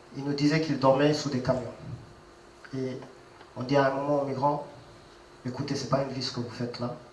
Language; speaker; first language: French; non-native, local second language; Wolof